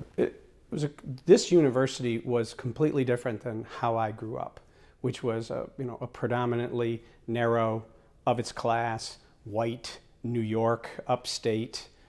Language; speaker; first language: English; native; English